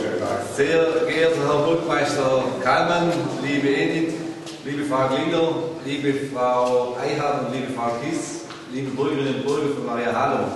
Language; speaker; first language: German; native; German